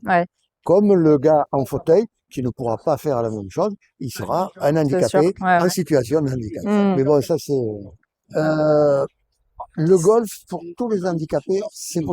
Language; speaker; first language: French; native; French